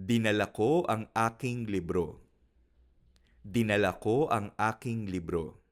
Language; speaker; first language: Filipino; non-native, fluent; Spanish